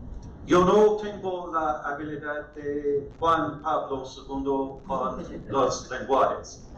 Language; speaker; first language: Spanish; non-native, learner; English